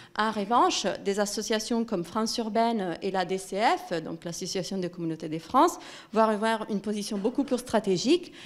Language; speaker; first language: French; non-native, fluent; Italian